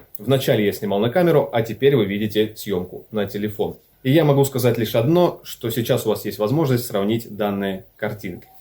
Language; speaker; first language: Russian; native; Russian